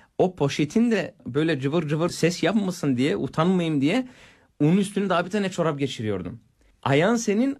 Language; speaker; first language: Turkish; non-native, fluent; Bulgarian